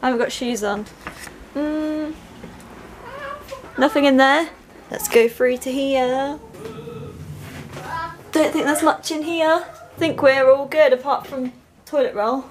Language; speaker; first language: English; native; English